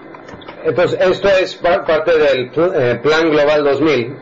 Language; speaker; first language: Spanish; native; Spanish